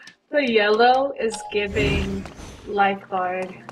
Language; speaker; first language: English; non-native, fluent; Korean